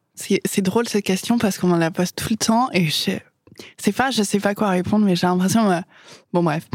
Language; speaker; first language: French; non-native, fluent; English